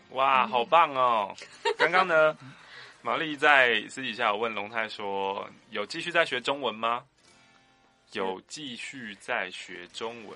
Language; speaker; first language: Chinese; native; Chinese